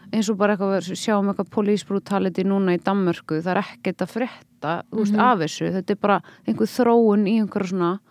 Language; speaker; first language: Icelandic; early bilingual, other home language; French